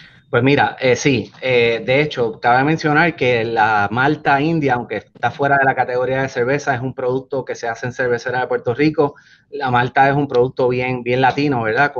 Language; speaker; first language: Spanish; native; Spanish